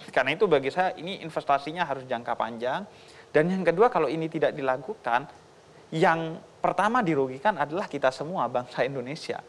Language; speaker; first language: Indonesian; native; Indonesian